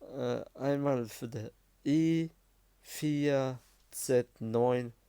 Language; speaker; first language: German; early bilingual, other home language; Arabic